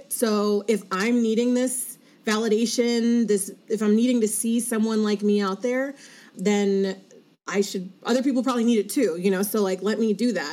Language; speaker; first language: English; native; English